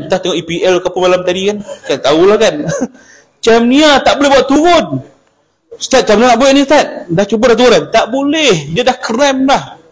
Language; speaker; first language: Malay; native; Malay